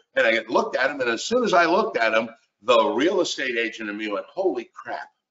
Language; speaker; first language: English; native; English